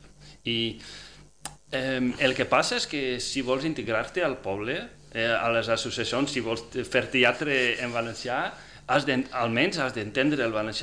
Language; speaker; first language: Catalan; non-native, fluent; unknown